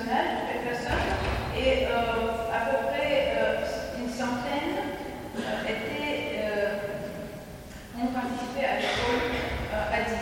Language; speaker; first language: French; non-native, fluent; Russian